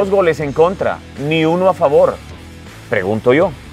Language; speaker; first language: Spanish; native; Spanish